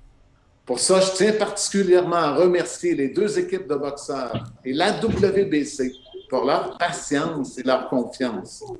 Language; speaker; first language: French; native; French